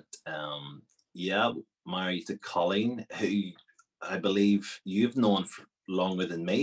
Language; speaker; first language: English; native; English